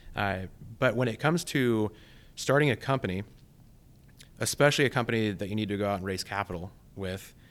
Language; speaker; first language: English; native; English